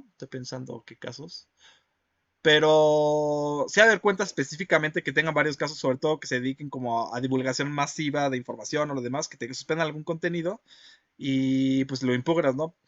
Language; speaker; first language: Spanish; native; Spanish